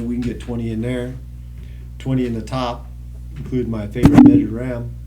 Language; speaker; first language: English; native; English